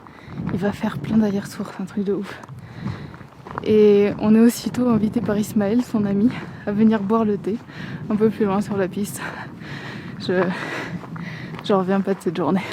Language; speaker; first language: French; native; French